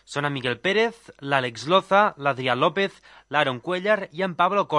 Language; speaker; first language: Catalan; native; Catalan